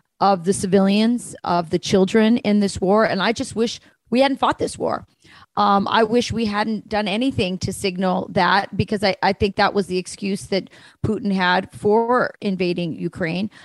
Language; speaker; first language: English; native; English